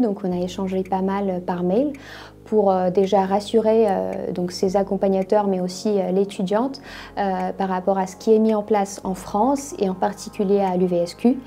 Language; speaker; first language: French; native; French